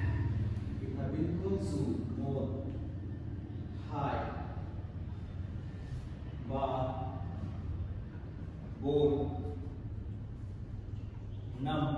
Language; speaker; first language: Vietnamese; non-native, learner; Hindi